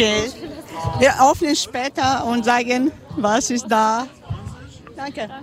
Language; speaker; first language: German; non-native, learner; Ukrainian